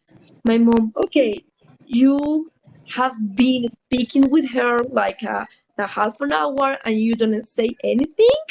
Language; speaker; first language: English; non-native, learner; Spanish